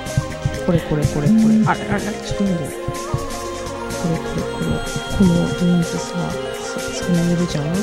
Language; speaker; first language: Japanese; native; Japanese